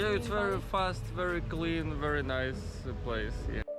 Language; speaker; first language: English; non-native, learner; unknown